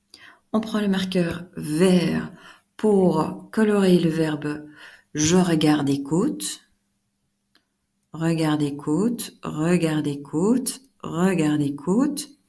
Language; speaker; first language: French; non-native, fluent; Dutch